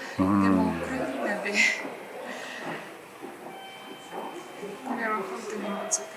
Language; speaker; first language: Japanese; non-native, learner; Ukrainian